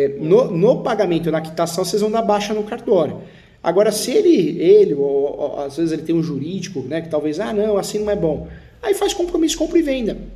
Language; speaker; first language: Portuguese; native; Portuguese